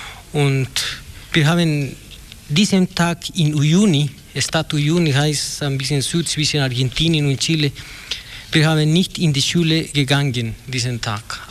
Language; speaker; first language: German; non-native, learner; Spanish